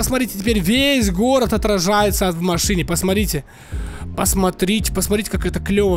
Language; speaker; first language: Russian; native; Russian